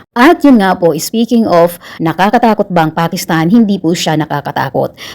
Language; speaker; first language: Filipino; native; Filipino